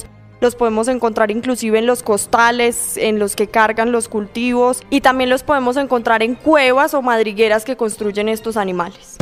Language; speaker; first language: Spanish; native; Spanish